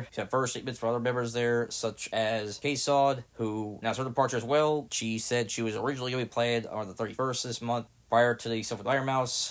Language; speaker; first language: English; native; English